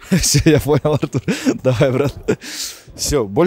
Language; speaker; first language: Russian; native; Russian